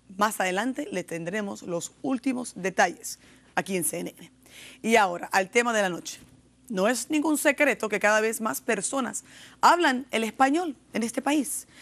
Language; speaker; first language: Spanish; early bilingual, heritage; Spanish